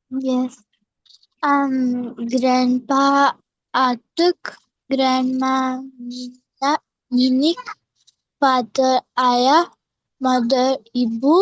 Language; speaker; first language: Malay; non-native, learner; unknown